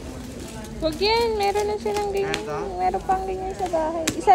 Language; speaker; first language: Filipino; native; Filipino